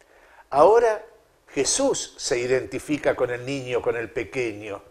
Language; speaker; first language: Spanish; native; Spanish